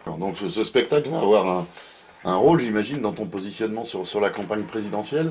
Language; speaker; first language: French; native; French